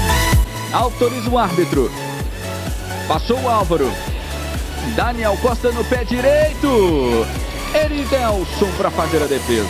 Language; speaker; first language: Portuguese; native; Portuguese